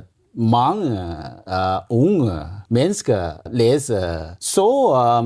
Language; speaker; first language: Danish; non-native, learner; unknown